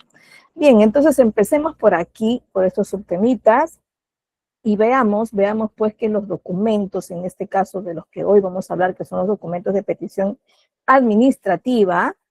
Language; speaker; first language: Spanish; native; Spanish